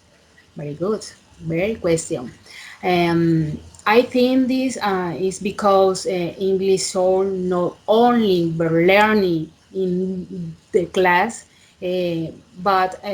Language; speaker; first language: English; non-native, learner; Spanish